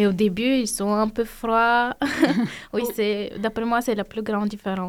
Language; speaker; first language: French; non-native, fluent; Bulgarian